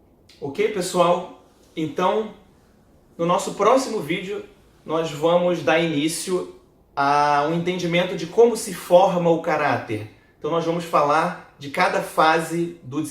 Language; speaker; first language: Portuguese; native; Portuguese